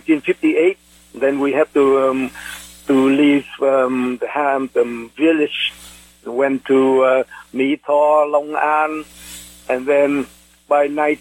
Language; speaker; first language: English; non-native, fluent; Vietnamese